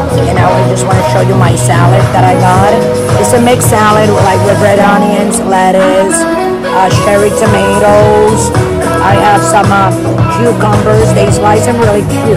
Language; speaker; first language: English; native; English